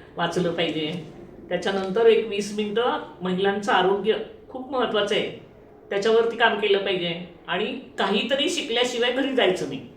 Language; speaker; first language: Marathi; native; Marathi